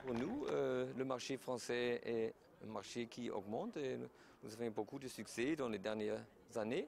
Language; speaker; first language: French; non-native, learner; German